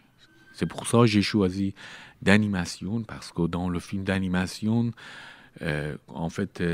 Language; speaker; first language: French; non-native, learner; Persian